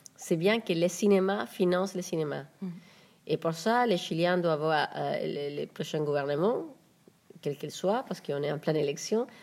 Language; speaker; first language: French; non-native, fluent; Spanish